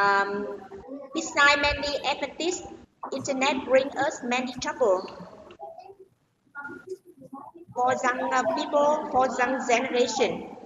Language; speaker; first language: English; non-native, learner; Vietnamese